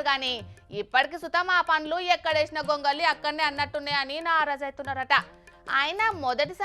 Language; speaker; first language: Telugu; native; Telugu